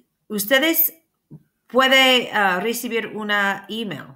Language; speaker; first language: Spanish; non-native, learner; English